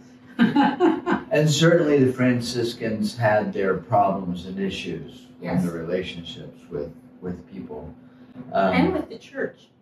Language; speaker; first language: English; native; English